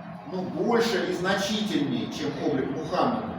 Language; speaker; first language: Russian; native; Russian